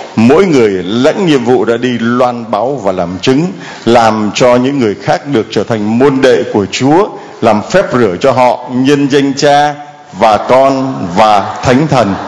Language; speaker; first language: Vietnamese; native; Vietnamese